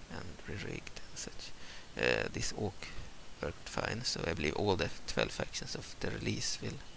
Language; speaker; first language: English; non-native, fluent; Swedish